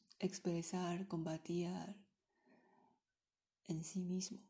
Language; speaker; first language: Spanish; non-native, learner; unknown